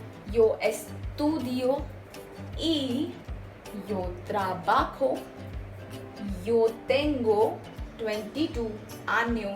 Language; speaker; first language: Spanish; non-native, fluent; Hindi